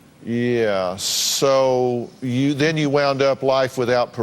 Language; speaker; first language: English; native; English